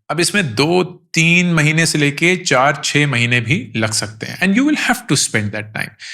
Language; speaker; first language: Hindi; native; Hindi